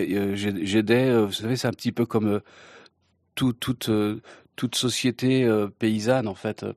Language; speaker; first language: French; early bilingual, other home language; Kabyle